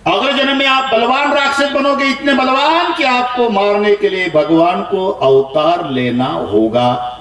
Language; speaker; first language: Hindi; non-native, local second language; Marathi